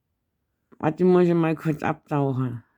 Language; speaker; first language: German; native; German